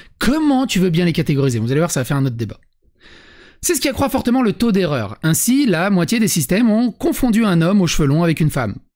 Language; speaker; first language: French; native; French